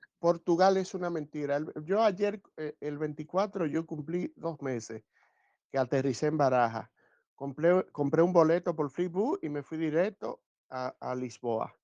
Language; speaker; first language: Spanish; native; Spanish